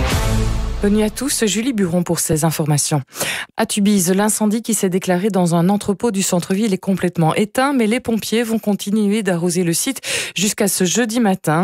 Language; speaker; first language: French; native; French